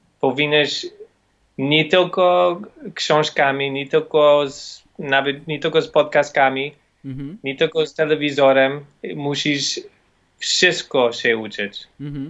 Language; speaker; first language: Polish; non-native, learner; English